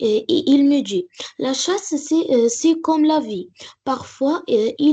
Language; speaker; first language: French; non-native, learner; Arabic